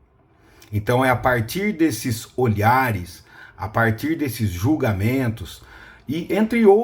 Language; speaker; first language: Portuguese; native; Portuguese